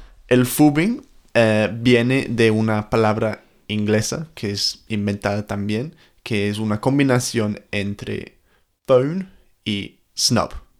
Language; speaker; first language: Spanish; non-native, fluent; English